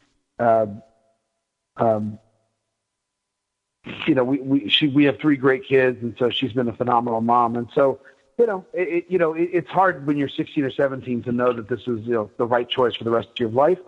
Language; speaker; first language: English; native; English